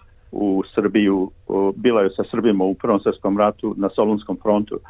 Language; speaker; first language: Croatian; early bilingual, heritage; Serbian